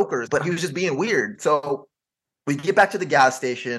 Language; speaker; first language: English; native; English